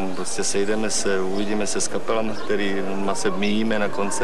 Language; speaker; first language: Czech; native; Czech